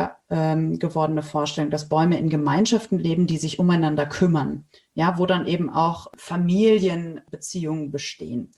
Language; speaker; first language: German; native; German